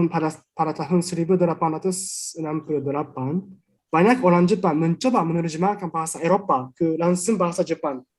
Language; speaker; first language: Indonesian; non-native, fluent; Japanese